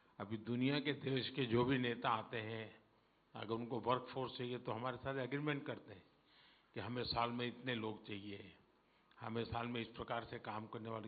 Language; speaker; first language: Hindi; non-native, local second language; Gujarati